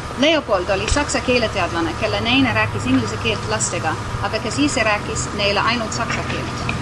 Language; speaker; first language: Estonian; non-native, fluent; English